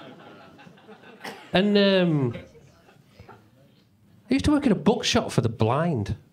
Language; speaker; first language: English; native; English